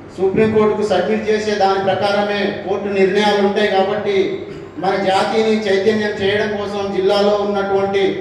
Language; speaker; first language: Telugu; non-native, local second language; Lambadi